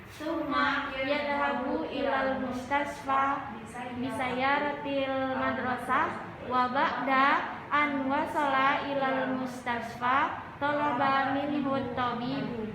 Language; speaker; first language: Arabic; non-native, learner; Indonesian